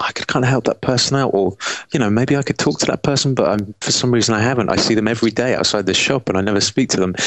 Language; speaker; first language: English; native; English